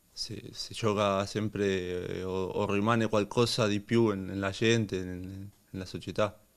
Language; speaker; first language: Italian; non-native, learner; Spanish